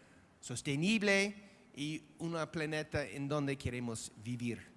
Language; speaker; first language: Spanish; non-native, fluent; English